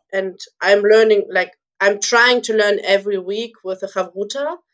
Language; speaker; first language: English; early bilingual, other home language; Russian